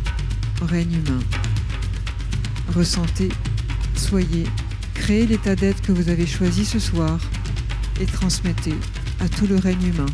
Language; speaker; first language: French; native; French